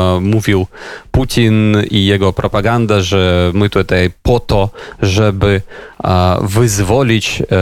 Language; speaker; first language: Polish; non-native, fluent; Ukrainian